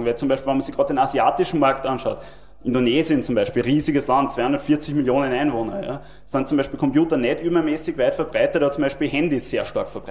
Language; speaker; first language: German; native; German